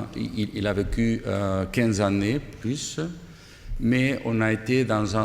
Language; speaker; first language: French; non-native, fluent; Catalan